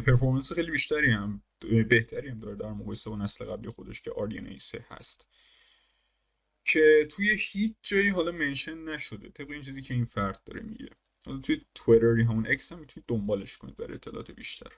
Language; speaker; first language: Persian; native; Persian